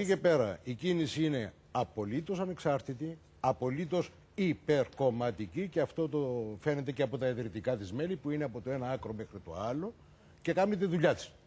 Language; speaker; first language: Greek; native; Greek